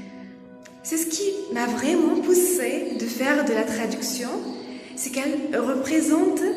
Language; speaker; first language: French; non-native, fluent; Arabic